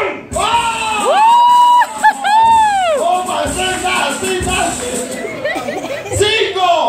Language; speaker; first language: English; non-native, learner; Spanish